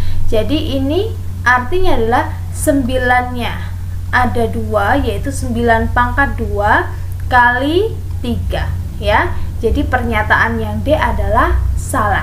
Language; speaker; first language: Indonesian; native; Indonesian